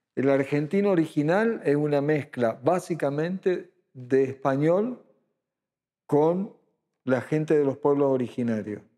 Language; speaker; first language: Spanish; native; Spanish